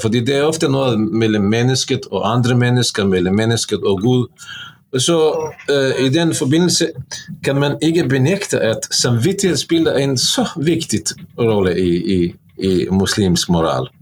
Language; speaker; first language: Norwegian; non-native, fluent; Bosnian